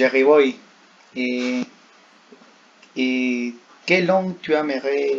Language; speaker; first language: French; non-native, learner; Spanish